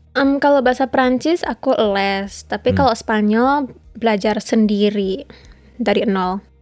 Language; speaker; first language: Indonesian; early bilingual, heritage; Indonesian